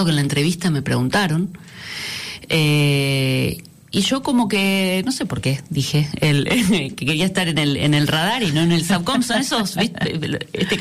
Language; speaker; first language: Spanish; native; Spanish